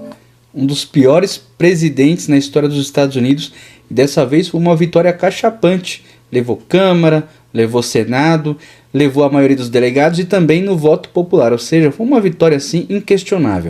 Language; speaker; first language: Portuguese; native; Portuguese